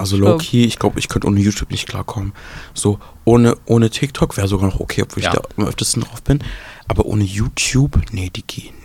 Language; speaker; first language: German; native; German